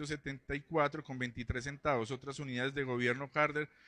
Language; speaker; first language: Spanish; native; Spanish